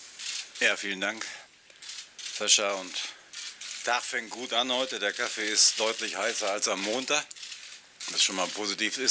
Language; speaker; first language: German; native; German